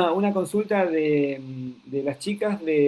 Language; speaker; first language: Spanish; native; Spanish